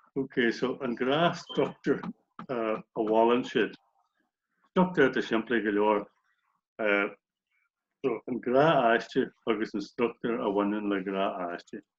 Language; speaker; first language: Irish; native; Irish